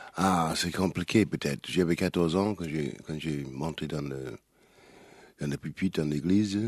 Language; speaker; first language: French; non-native, fluent; English